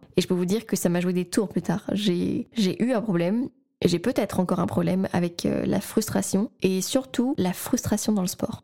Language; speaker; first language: French; native; French